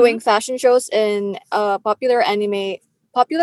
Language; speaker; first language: English; non-native, local second language; Filipino